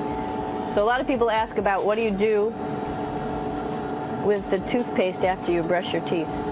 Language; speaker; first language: English; native; English